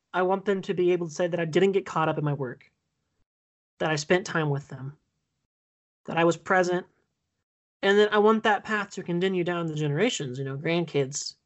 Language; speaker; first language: English; native; English